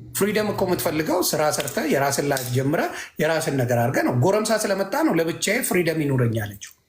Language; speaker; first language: Amharic; non-native, local second language; Tigrinya